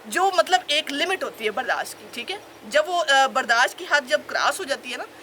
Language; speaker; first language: Urdu; non-native, local second language; Punjabi